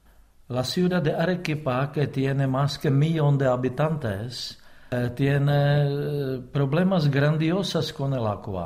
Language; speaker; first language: Spanish; non-native, fluent; Czech